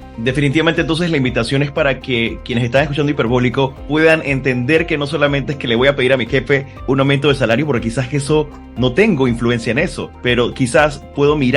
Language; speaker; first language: Spanish; native; Spanish